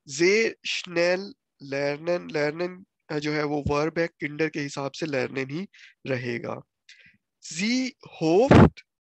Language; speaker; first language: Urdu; non-native, local second language; Punjabi